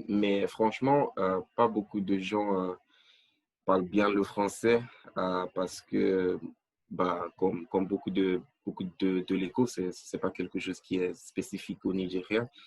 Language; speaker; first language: French; non-native, fluent; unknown